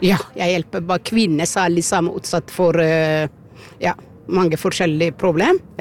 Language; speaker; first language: Norwegian; non-native, learner; Amharic